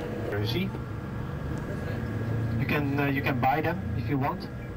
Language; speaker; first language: English; non-native, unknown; Dutch